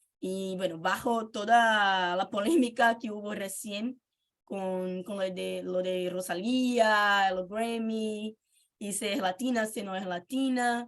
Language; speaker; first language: Spanish; non-native, fluent; Portuguese